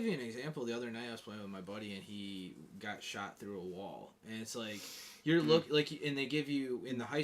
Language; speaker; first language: English; native; English